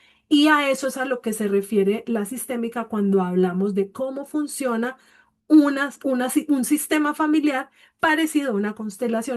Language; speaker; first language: Spanish; native; Spanish